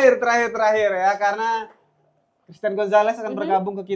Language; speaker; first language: Indonesian; native; Indonesian